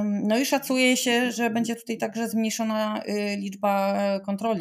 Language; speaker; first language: Polish; native; Polish